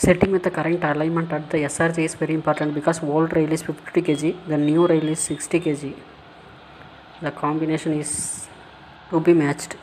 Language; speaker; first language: English; non-native, local second language; Tamil